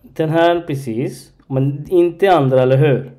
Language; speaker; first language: Swedish; non-native, learner; Arabic